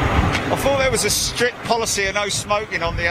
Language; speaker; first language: English; native; English